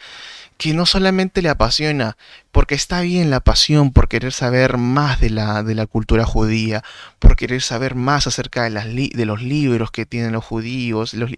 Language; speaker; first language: Spanish; native; Spanish